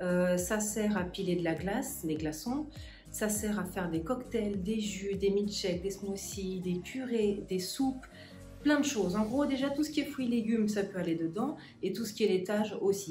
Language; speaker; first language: French; native; French